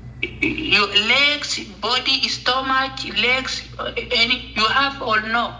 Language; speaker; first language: English; non-native, learner; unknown